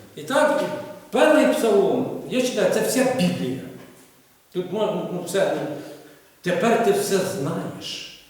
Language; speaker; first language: Ukrainian; non-native, local second language; Russian